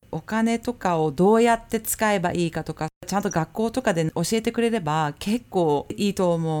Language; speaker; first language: Japanese; early bilingual, heritage; Japanese